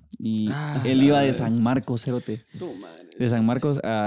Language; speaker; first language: Spanish; native; Spanish